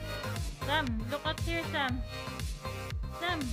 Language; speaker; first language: English; non-native, learner; Filipino